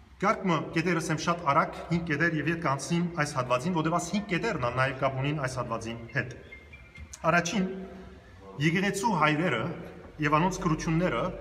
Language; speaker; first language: Armenian; early bilingual, heritage; Armenian